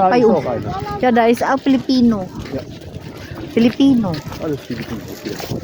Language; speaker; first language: German; non-native, learner; Cebuano